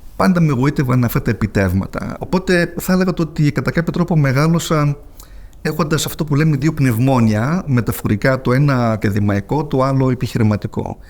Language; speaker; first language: Greek; early bilingual, heritage; Greek